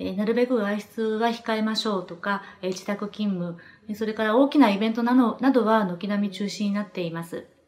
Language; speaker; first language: Japanese; native; Japanese